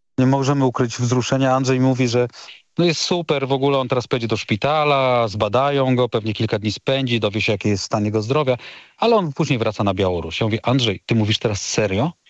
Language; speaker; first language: Polish; native; Polish